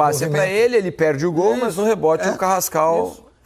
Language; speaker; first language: Portuguese; native; Portuguese